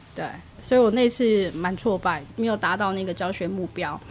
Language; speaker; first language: Chinese; native; Chinese